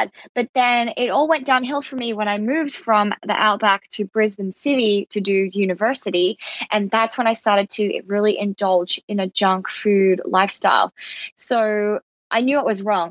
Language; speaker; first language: English; native; English